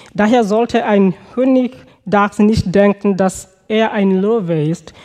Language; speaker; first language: German; non-native, fluent; Swahili